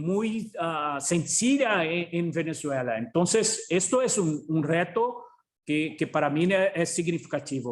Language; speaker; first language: Spanish; non-native, fluent; Portuguese